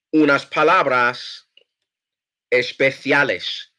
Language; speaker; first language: Spanish; non-native, fluent; English